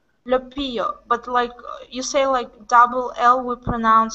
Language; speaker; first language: English; non-native, fluent; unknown